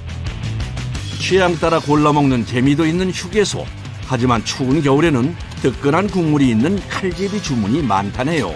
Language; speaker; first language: Korean; native; Korean